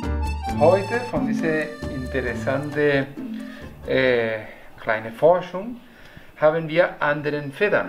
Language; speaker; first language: German; non-native, learner; Spanish